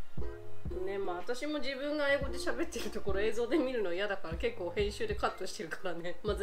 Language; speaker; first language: Japanese; native; Japanese